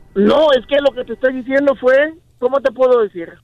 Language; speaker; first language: Spanish; native; Spanish